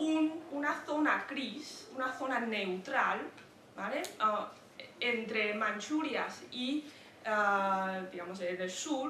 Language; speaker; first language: Spanish; non-native, fluent; Chinese